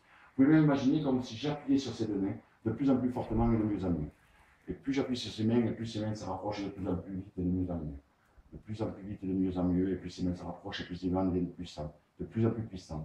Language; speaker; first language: French; native; French